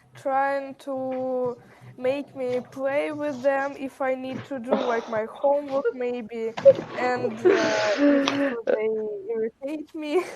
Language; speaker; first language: English; non-native, learner; Russian